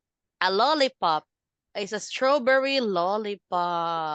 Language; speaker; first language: English; non-native, fluent; Filipino